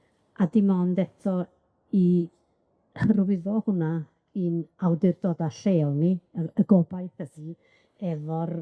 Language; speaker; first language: Welsh; native; Welsh